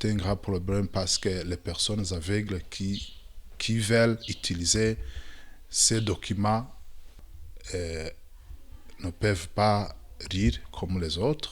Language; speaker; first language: French; non-native, local second language; Kinyarwanda